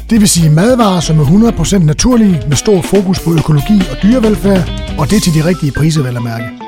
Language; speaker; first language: Danish; native; Danish